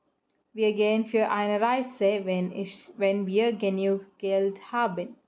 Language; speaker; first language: German; non-native, fluent; Malayalam